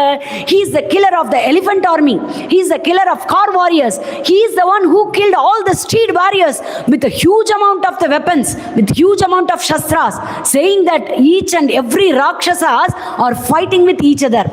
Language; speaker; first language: English; non-native, local second language; Tamil